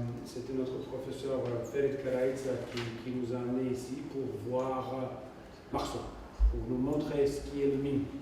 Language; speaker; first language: French; non-native, fluent; Serbian